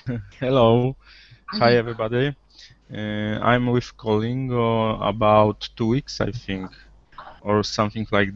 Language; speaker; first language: English; non-native, learner; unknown